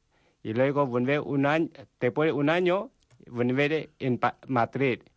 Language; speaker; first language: Spanish; non-native, learner; Vietnamese